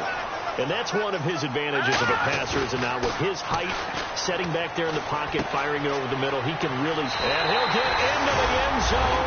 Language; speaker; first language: English; native; English